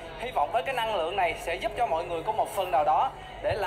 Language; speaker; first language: Vietnamese; native; Vietnamese